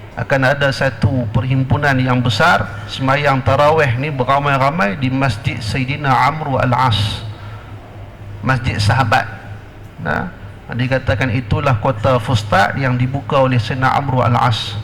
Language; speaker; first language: Malay; native; Malay